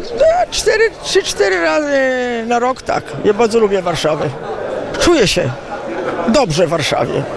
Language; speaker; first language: Polish; early bilingual, heritage; Italian